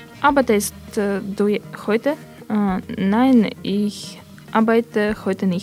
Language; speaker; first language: German; non-native, learner; Russian